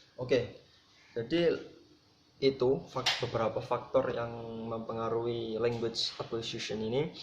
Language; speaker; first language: Indonesian; non-native, local second language; Javanese